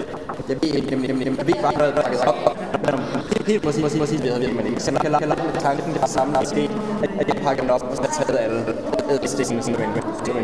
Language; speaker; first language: Danish; native; Danish